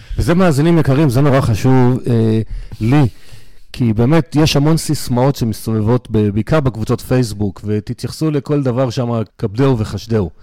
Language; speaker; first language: Hebrew; native; Hebrew